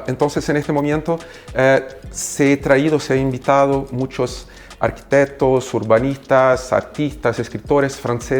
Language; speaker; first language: Spanish; non-native, fluent; Portuguese